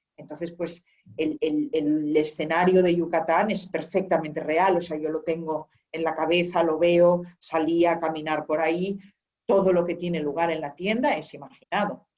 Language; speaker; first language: Spanish; early bilingual, heritage; Spanish